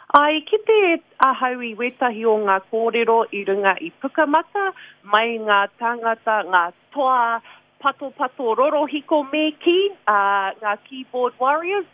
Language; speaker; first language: Māori; non-native, local second language; English